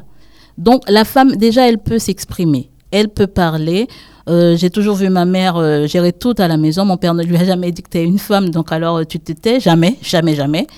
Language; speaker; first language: French; non-native, local second language; Haitian Creole